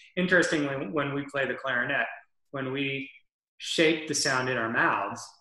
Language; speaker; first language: English; native; English